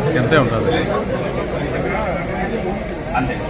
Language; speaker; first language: Telugu; native; Telugu